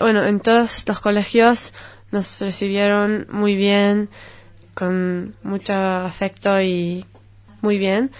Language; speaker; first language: Spanish; non-native, fluent; Hebrew